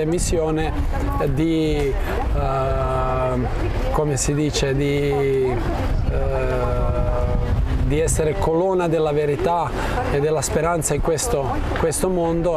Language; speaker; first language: Italian; non-native, fluent; Croatian